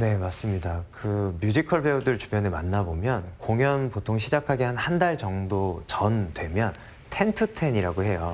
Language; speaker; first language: Korean; native; Korean